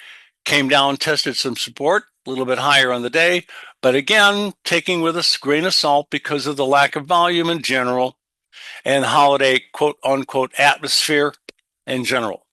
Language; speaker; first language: English; native; English